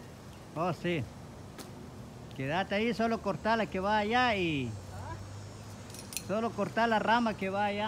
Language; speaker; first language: Spanish; native; Spanish